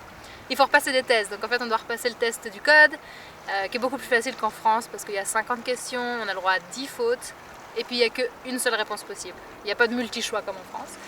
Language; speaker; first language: French; native; French